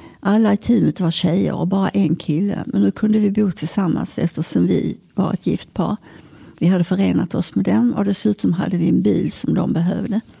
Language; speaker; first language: Swedish; native; Swedish